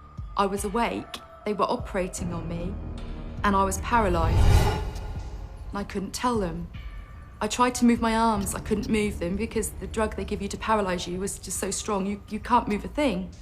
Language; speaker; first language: English; native; English